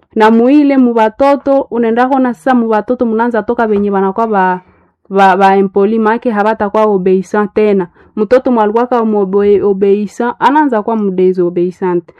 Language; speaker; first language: Swahili; non-native, local second language; Nande